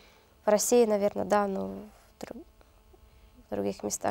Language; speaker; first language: Russian; non-native, learner; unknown